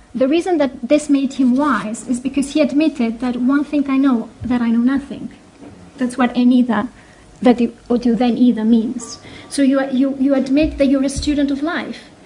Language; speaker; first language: English; non-native, fluent; Greek